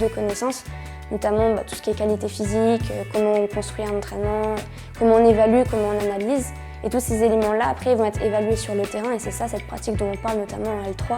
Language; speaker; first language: French; native; French